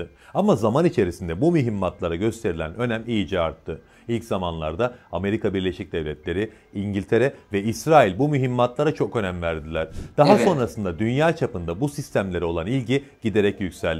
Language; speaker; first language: Turkish; native; Turkish